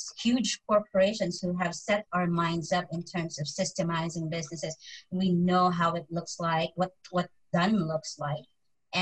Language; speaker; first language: English; non-native, local second language; Filipino